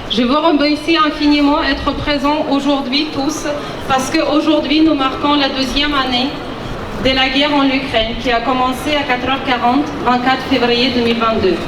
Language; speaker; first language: French; non-native, fluent; Ukrainian